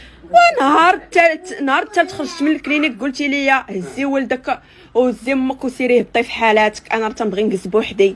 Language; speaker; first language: Arabic; native; Arabic